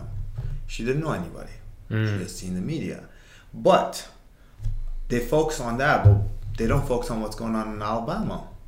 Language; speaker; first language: English; non-native, fluent; Uzbek